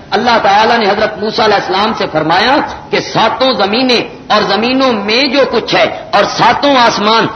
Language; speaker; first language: Urdu; non-native, local second language; Punjabi